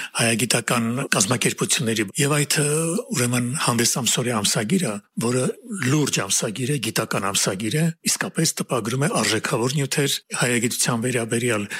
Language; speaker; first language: Armenian; native; Armenian